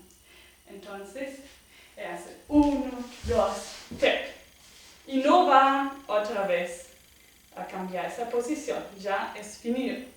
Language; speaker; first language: Spanish; non-native, fluent; German